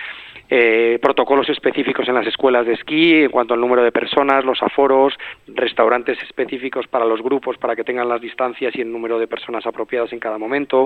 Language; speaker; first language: Spanish; native; Spanish